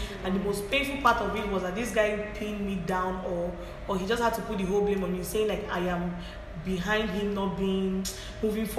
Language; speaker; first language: English; non-native, local second language; Igbo